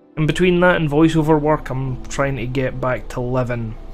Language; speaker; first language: English; native; English